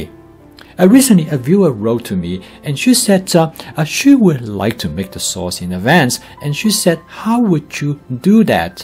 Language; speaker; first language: English; non-native, fluent; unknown